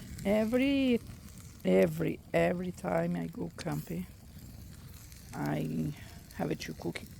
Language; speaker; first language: English; non-native, fluent; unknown